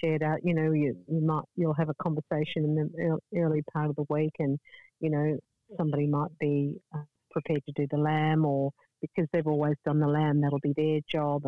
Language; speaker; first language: English; native; English